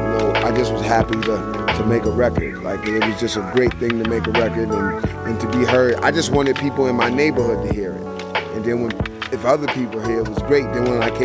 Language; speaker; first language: English; native; English